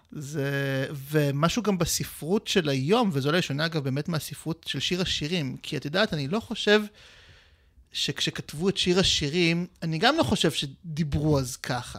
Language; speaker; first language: Hebrew; native; Hebrew